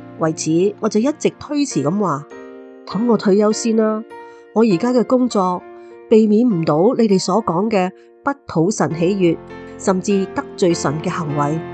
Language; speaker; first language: Chinese; non-native, local second language; Cantonese